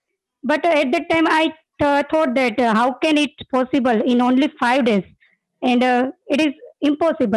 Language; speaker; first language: English; non-native, learner; Gujarati